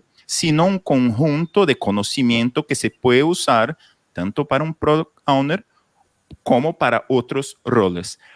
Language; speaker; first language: Spanish; non-native, fluent; Portuguese